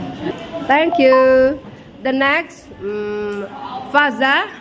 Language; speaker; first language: English; non-native, fluent; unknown